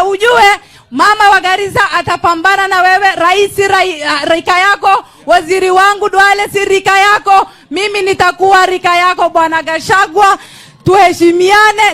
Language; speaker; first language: Swahili; non-native, local second language; Somali